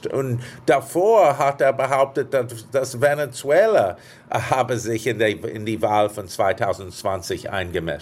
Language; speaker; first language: German; non-native, fluent; English